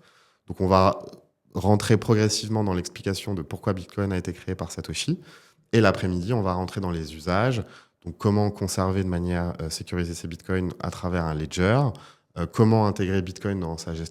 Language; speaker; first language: French; native; French